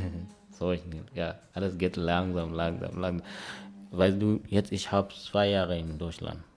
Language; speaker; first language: German; non-native, learner; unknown